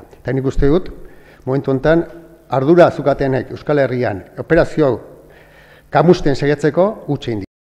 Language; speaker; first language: Basque; native; Basque